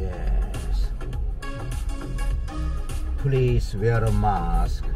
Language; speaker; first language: English; non-native, learner; Korean